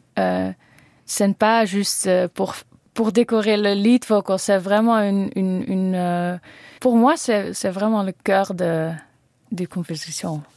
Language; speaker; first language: French; non-native, learner; Dutch